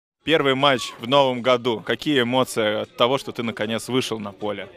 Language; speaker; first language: Russian; native; Russian